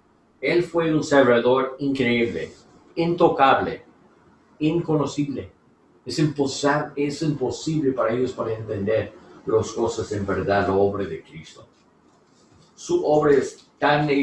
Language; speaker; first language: Spanish; non-native, learner; English